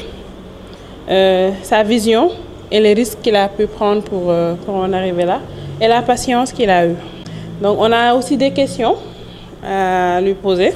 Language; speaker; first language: French; non-native, local second language; Wolof